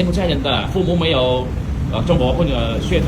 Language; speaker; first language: Chinese; non-native, fluent; Khmer